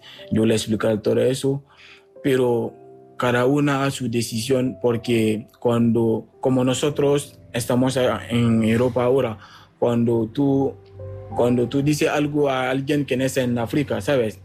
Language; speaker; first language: Spanish; non-native, learner; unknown